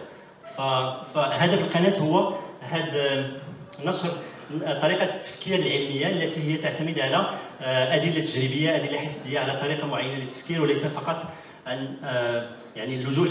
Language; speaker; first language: Arabic; native; Arabic